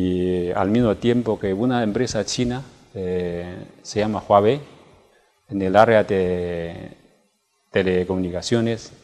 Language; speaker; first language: Spanish; non-native, fluent; Chinese